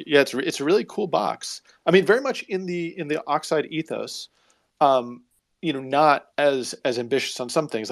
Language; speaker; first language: English; native; English